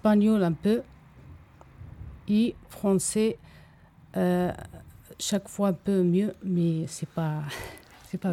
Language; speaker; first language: French; non-native, learner; Arabic